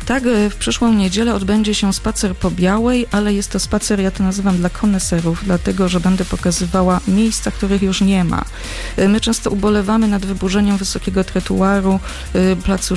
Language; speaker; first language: Polish; native; Polish